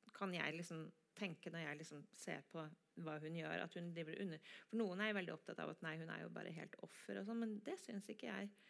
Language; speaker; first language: Norwegian; native; Norwegian